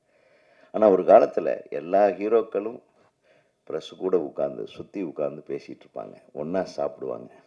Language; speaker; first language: Tamil; native; Tamil